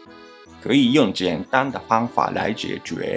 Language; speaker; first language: Chinese; non-native, fluent; Japanese